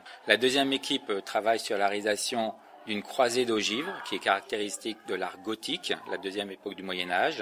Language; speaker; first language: French; native; French